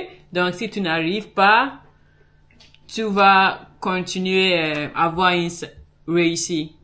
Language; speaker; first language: French; non-native, learner; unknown